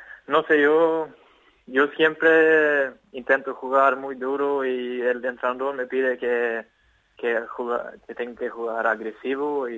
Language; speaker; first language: Spanish; non-native, fluent; Swedish